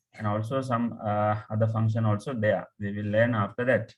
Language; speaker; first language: English; non-native, local second language; Tamil